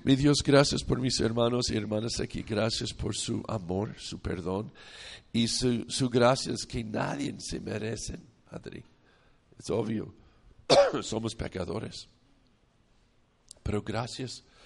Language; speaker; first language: Spanish; non-native, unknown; English